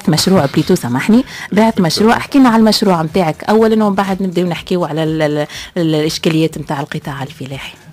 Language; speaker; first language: Arabic; native; Arabic